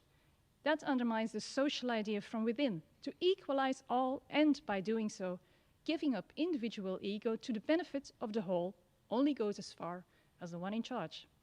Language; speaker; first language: English; non-native, fluent; Dutch